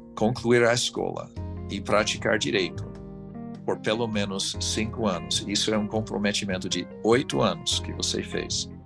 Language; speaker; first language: Portuguese; non-native, fluent; English